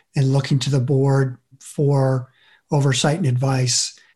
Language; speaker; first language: English; native; English